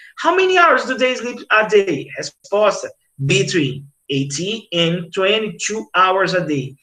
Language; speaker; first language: English; non-native, fluent; Portuguese